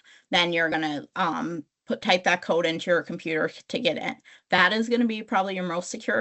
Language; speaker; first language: English; native; English